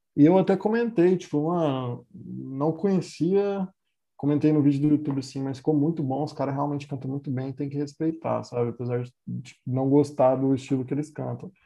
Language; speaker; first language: Portuguese; native; Portuguese